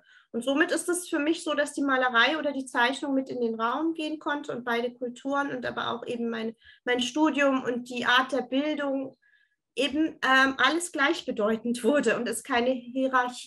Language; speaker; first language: German; early bilingual, other home language; Turkish